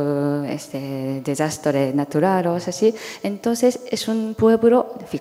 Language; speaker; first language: Spanish; non-native, fluent; Japanese